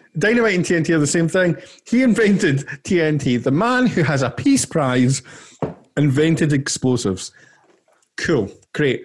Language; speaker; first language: English; native; English